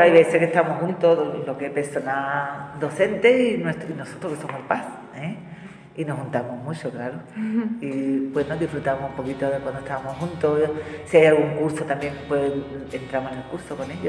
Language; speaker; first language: Spanish; native; Spanish